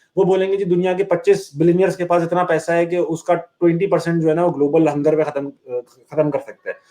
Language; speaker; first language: Hindi; native; Hindi